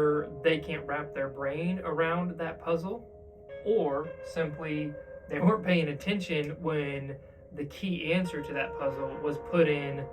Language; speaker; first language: English; native; English